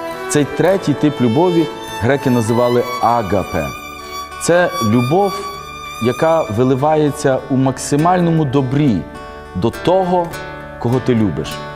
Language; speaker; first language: Ukrainian; native; Ukrainian